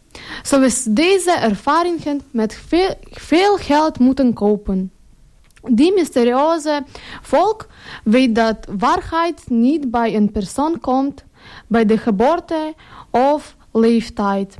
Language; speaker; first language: Dutch; non-native, learner; Ukrainian